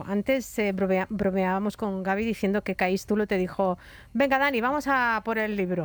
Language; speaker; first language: Spanish; native; Spanish